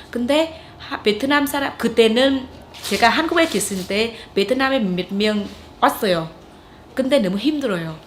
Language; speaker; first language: Korean; non-native, fluent; Vietnamese